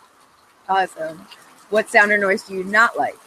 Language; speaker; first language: English; native; English